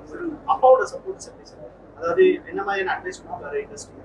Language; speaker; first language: Tamil; native; Tamil